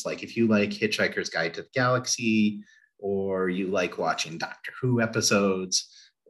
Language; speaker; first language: English; native; English